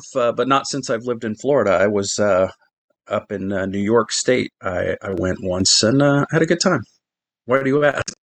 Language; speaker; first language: English; native; English